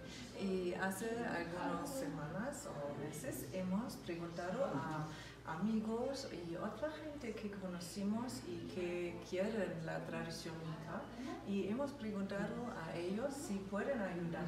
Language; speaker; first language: Spanish; non-native, learner; German